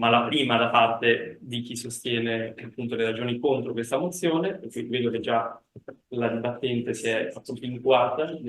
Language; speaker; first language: Italian; native; Italian